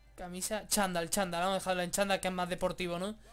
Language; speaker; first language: Spanish; native; Spanish